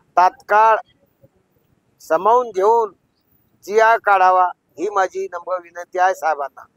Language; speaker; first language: Marathi; non-native, local second language; Lambadi